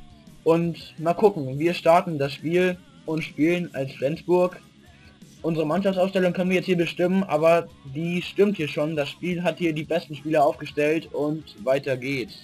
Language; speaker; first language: German; native; German